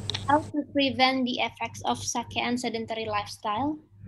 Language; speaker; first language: English; non-native, fluent; Indonesian